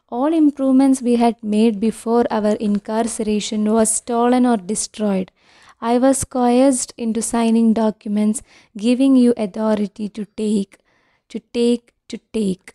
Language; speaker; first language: English; non-native, local second language; Malayalam